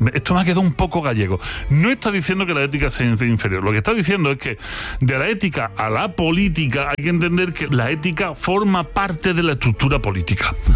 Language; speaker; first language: Spanish; native; Spanish